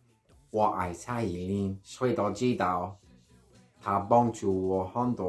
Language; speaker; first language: Chinese; non-native, learner; English